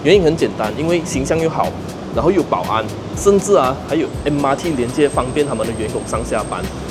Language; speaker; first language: Chinese; native; Chinese